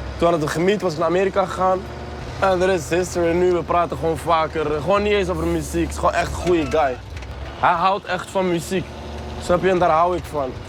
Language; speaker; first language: Dutch; early bilingual, other home language; Arabic